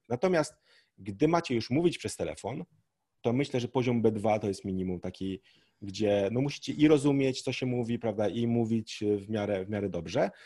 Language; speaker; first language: Polish; native; Polish